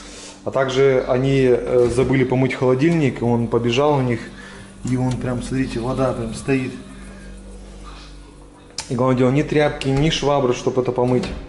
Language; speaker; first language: Russian; native; Russian